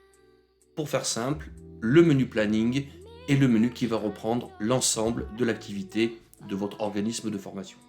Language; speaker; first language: French; native; French